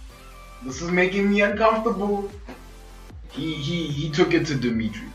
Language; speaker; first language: English; native; English